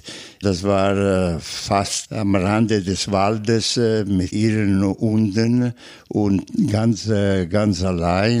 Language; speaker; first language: German; non-native, fluent; Italian